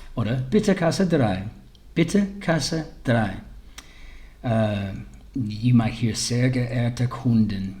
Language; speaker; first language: German; early bilingual, heritage; English